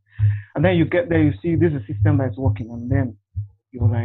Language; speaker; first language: English; non-native, local second language; Igbo